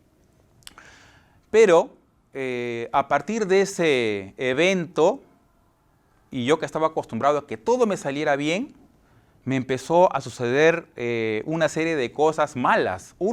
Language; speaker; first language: Spanish; native; Spanish